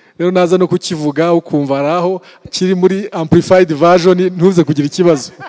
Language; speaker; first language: Kinyarwanda; early bilingual, heritage; Kinyarwanda